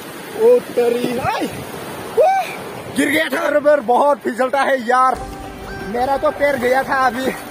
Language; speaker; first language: Hindi; non-native, local second language; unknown